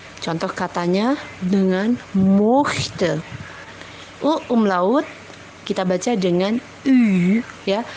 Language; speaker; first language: Indonesian; native; Indonesian